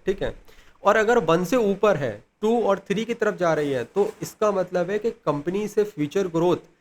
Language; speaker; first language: Hindi; native; Hindi